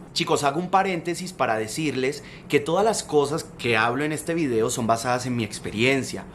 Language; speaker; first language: Spanish; native; Spanish